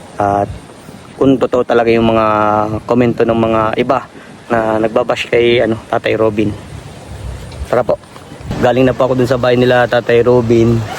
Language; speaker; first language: Filipino; non-native, local second language; Bikol